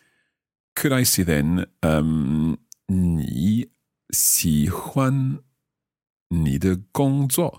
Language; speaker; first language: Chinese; non-native, learner; English